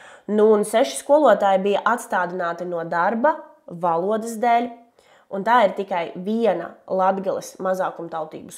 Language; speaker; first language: Latvian; native; Latvian